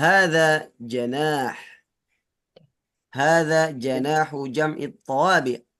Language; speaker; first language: Arabic; non-native, fluent; Indonesian